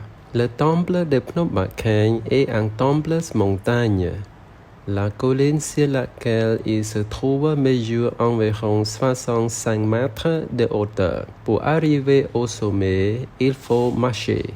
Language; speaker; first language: French; non-native, learner; Khmer